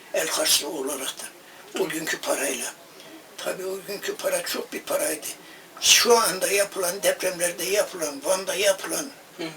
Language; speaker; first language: Turkish; native; Turkish